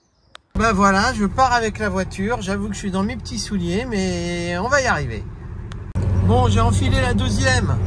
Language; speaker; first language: French; native; French